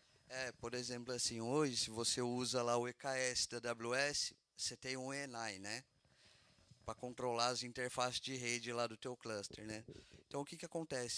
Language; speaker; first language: Portuguese; native; Portuguese